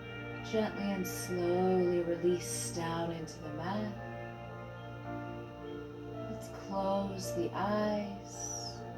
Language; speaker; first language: English; native; English